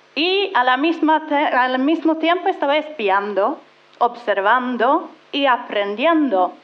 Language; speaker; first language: Spanish; non-native, fluent; Swedish